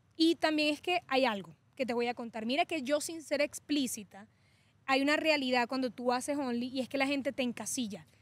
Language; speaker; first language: Spanish; native; Spanish